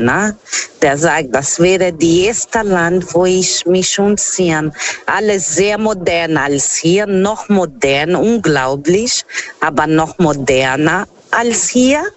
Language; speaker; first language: German; non-native, fluent; Portuguese